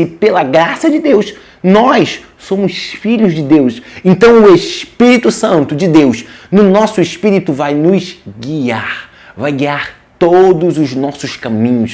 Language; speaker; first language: Portuguese; native; Portuguese